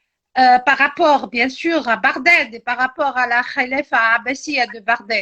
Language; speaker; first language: French; non-native, local second language; Arabic